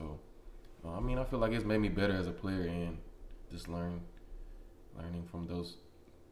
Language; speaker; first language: English; native; English